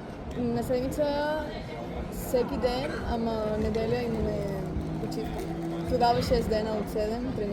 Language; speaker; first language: Bulgarian; early bilingual, heritage; Bulgarian